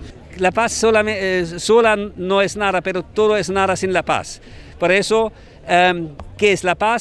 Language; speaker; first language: Spanish; non-native, fluent; German